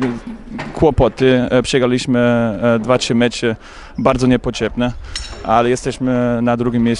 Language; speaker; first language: Polish; non-native, fluent; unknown